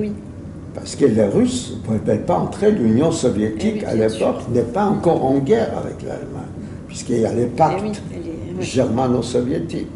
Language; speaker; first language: French; non-native, fluent; Yiddish